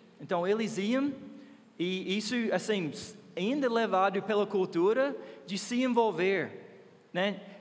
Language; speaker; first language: Portuguese; non-native, fluent; English